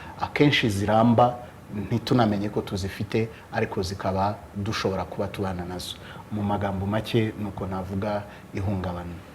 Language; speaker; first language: Kinyarwanda; native; Kinyarwanda